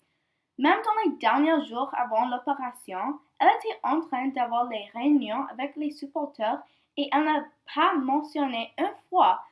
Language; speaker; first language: French; non-native, learner; English